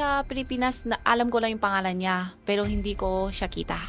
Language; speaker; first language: Filipino; non-native, learner; Chinese